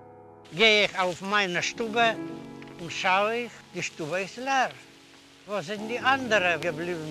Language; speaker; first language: German; non-native, learner; Polish